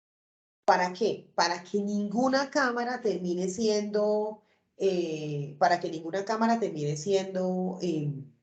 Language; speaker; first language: Spanish; native; Spanish